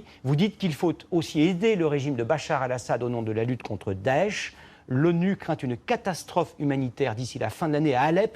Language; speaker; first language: French; native; French